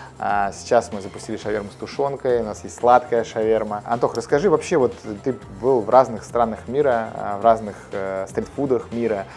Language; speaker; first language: Russian; native; Russian